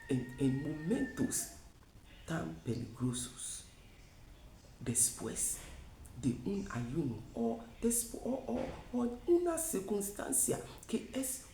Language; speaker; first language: Spanish; non-native, fluent; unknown